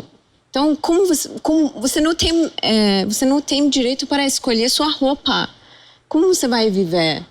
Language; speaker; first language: Portuguese; non-native, fluent; Persian